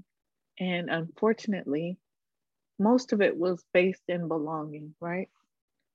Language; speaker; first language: English; native; English